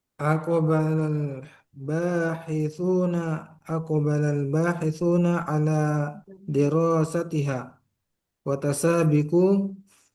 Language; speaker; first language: Arabic; non-native, learner; Indonesian